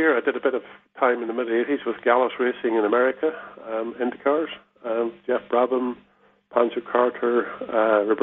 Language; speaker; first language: English; native; English